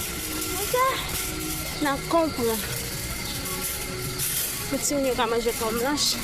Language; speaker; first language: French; non-native, learner; Haitian Creole